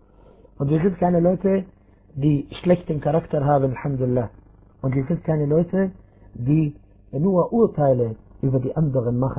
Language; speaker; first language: German; non-native, fluent; Arabic